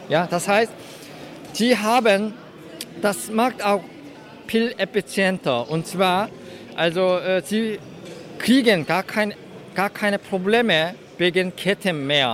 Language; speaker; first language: German; non-native, fluent; Korean